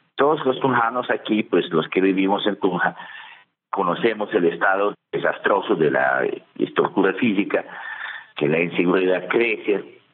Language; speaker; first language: Spanish; non-native, fluent; Russian